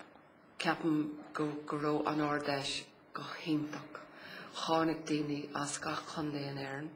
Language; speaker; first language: Irish; non-native, local second language; English